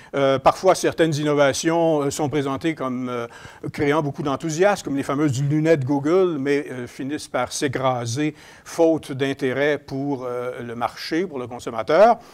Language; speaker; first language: French; native; French